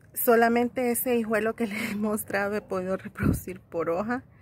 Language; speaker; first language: Spanish; native; Spanish